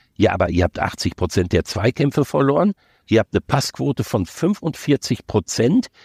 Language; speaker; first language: German; native; German